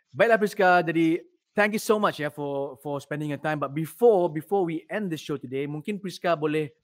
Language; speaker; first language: English; non-native, local second language; Malay